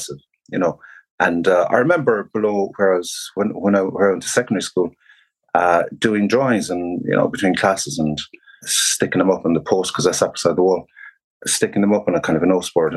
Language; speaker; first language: English; native; English